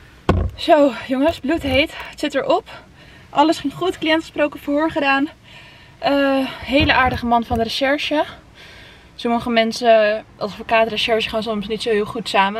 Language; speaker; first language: Dutch; native; Dutch